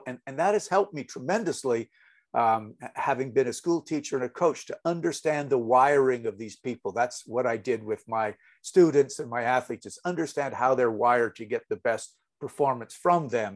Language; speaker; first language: English; native; English